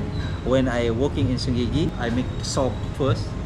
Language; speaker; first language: English; non-native, learner; Indonesian